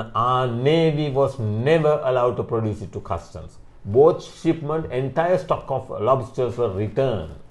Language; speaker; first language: English; non-native, local second language; Sinhala